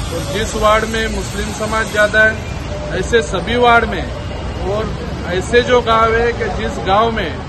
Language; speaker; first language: Hindi; non-native, local second language; Marathi